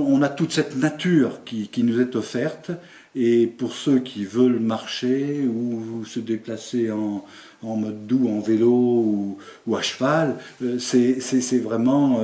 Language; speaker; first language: French; native; French